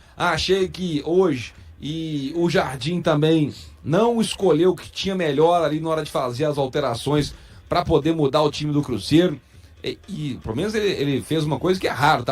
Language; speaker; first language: Portuguese; native; Portuguese